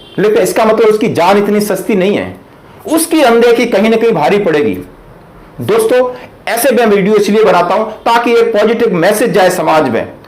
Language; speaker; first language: Hindi; native; Hindi